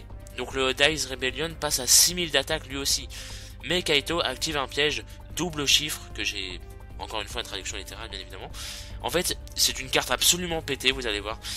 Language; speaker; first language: French; native; French